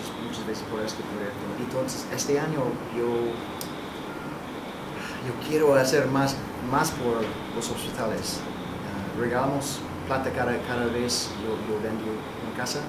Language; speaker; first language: Spanish; non-native, learner; English